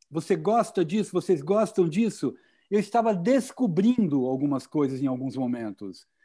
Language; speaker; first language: Portuguese; native; Portuguese